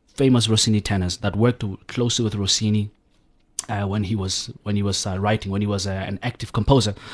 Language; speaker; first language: English; non-native, local second language; Southern Sotho